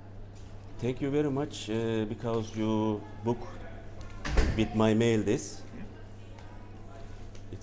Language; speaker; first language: English; non-native, learner; Turkish